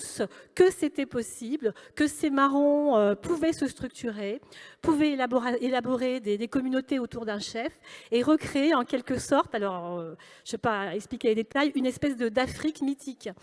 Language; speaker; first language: French; native; French